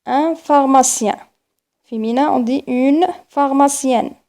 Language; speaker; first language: French; non-native, local second language; Arabic